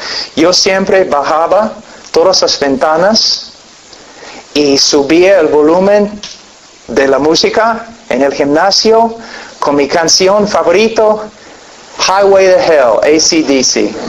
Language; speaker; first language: Spanish; non-native, fluent; English